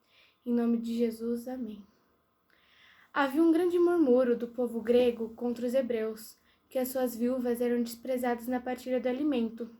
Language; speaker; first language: Portuguese; native; Portuguese